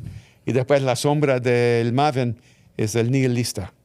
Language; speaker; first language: Spanish; early bilingual, heritage; English